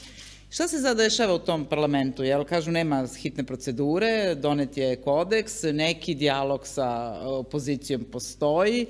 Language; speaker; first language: Serbian; native; Serbian